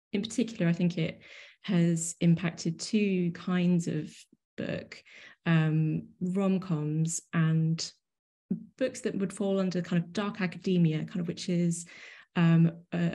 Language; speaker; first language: English; native; English